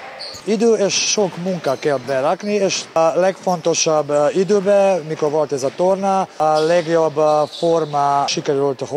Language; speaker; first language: Hungarian; non-native, learner; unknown